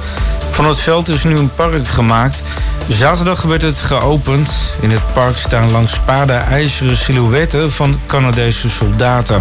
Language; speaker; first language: Dutch; native; Dutch